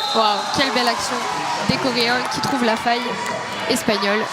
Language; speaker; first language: French; native; French